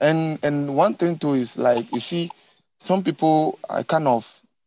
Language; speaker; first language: English; non-native, local second language; Ewe